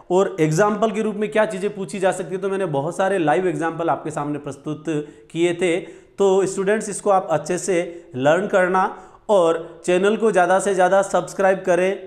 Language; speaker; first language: Hindi; native; Hindi